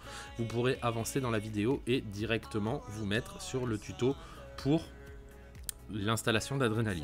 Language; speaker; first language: French; native; French